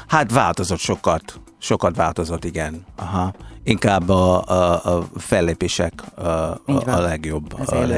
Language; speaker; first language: Hungarian; non-native, fluent; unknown